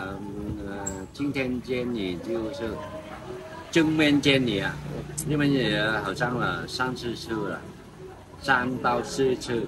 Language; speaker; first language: Chinese; early bilingual, heritage; Chinese